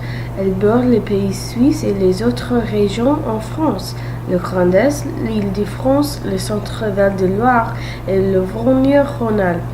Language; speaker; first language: French; non-native, learner; English